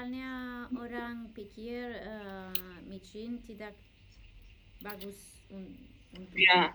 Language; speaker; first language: Indonesian; non-native, learner; English